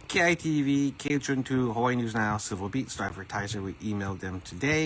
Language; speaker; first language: English; native; English